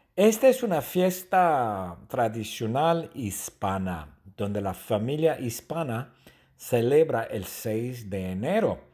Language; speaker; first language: Spanish; non-native, fluent; English